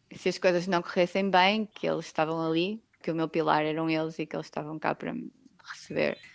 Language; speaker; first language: Portuguese; native; Portuguese